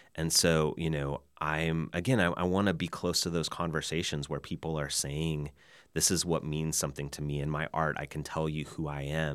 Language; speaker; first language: English; native; English